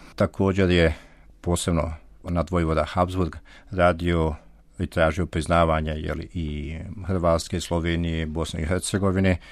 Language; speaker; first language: Serbian; native; Serbian